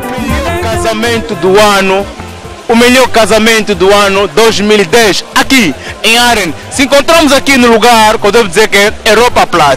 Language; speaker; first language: Portuguese; non-native, local second language; Kongo